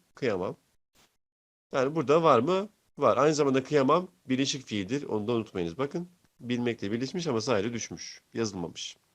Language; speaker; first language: Turkish; native; Turkish